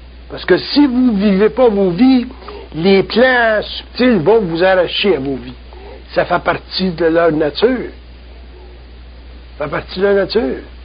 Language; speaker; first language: French; native; French